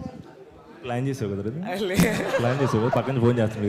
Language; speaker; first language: Telugu; native; Telugu